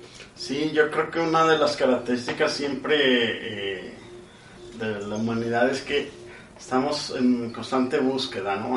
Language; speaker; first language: Spanish; native; Spanish